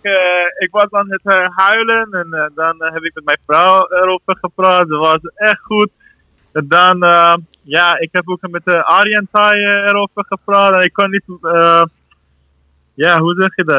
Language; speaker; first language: Dutch; non-native, learner; Persian